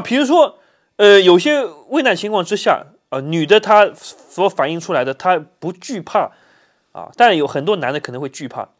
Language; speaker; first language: Chinese; native; Chinese